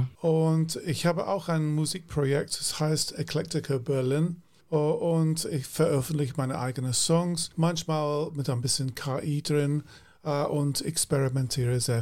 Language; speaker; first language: German; non-native, fluent; English